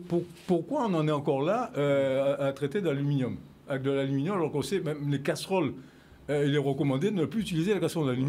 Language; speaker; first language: French; native; French